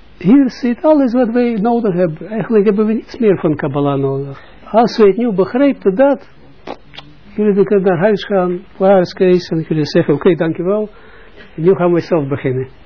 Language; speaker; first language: Dutch; non-native, fluent; Russian